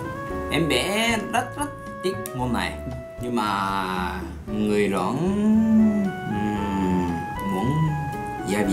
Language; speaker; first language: Vietnamese; non-native, learner; Japanese